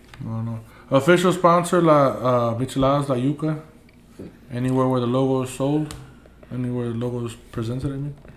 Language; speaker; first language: English; early bilingual, other home language; Spanish